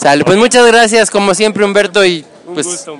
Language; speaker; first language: Spanish; native; Spanish